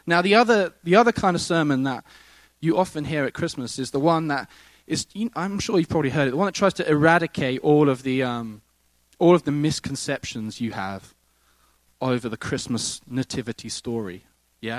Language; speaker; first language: English; native; English